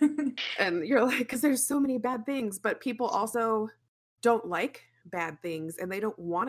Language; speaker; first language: English; native; English